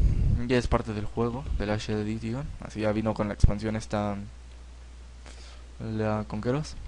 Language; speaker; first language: Spanish; native; Spanish